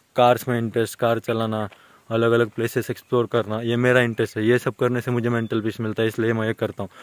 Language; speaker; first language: Hindi; non-native, local second language; Marathi